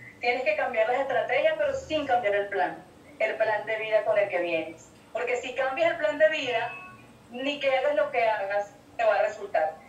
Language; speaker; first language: Spanish; native; Spanish